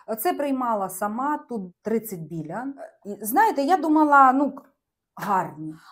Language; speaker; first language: Ukrainian; non-native, local second language; Russian